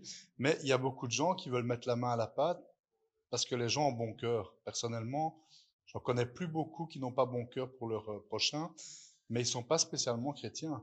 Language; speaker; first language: French; native; French